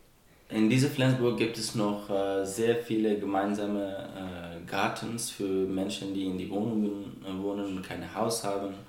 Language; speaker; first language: German; non-native, fluent; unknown